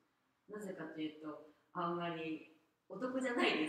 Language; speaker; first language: Japanese; non-native, fluent; Korean